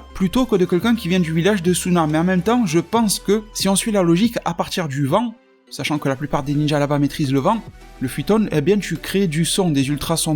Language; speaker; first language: French; native; French